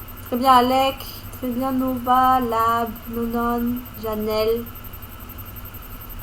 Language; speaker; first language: French; non-native, fluent; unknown